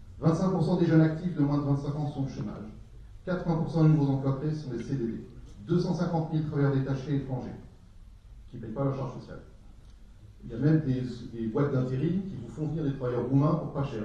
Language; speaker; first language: French; native; French